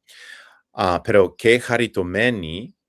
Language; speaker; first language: Spanish; non-native, fluent; English